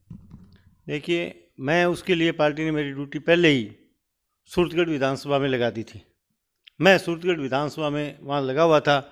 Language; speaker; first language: Hindi; native; Hindi